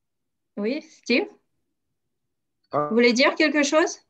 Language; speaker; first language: French; non-native, fluent; Russian